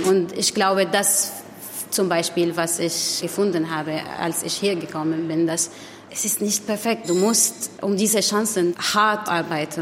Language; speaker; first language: German; non-native, learner; Arabic